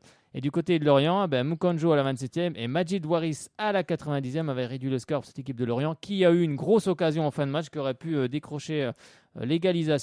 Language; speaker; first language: French; native; French